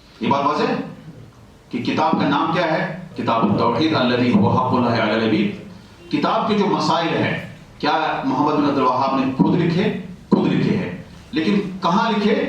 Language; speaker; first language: Urdu; non-native, local second language; Kashmiri